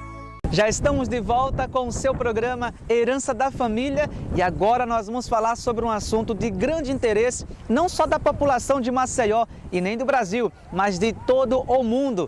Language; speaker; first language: Portuguese; native; Portuguese